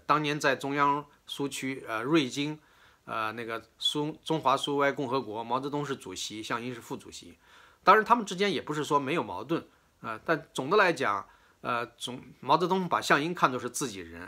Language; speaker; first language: Chinese; native; Chinese